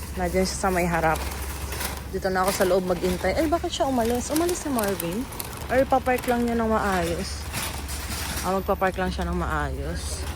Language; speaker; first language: Filipino; native; Filipino